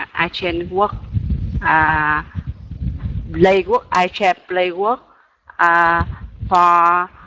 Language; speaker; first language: English; non-native, learner; Vietnamese